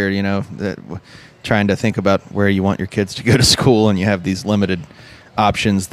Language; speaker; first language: English; early bilingual, other home language; Russian